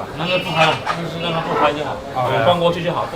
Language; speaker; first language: Chinese; native; Chinese